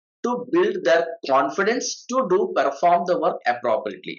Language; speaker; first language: English; non-native, local second language; Malayalam